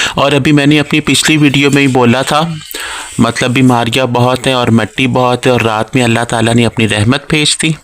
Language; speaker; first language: Urdu; non-native, local second language; Punjabi